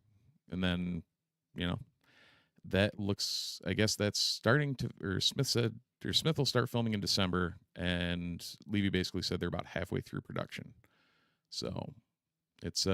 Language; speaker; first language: English; native; English